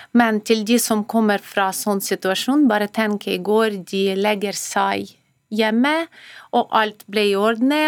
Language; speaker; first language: Norwegian; non-native, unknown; Ukrainian